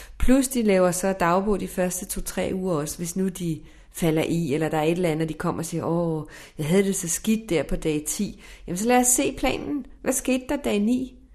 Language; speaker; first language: Danish; native; Danish